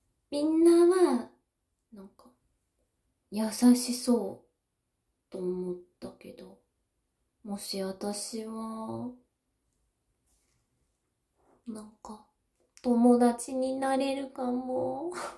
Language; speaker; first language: Japanese; non-native, learner; English